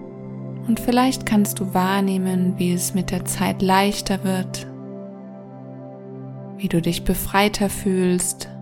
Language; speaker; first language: German; native; German